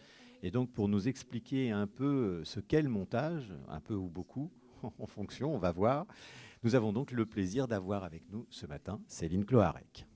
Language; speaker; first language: French; native; French